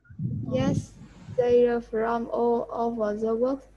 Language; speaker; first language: English; non-native, learner; Vietnamese